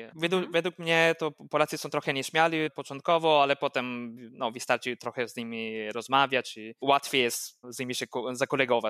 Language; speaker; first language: Polish; non-native, fluent; Italian